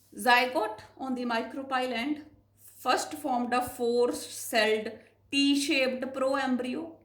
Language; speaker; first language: English; non-native, local second language; Punjabi